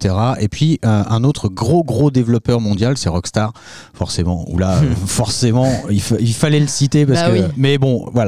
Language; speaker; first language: French; native; French